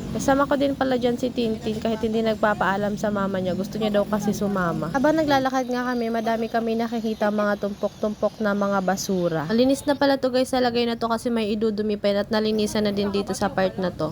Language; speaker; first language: Filipino; non-native, local second language; Bikol